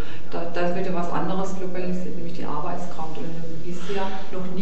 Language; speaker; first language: German; native; German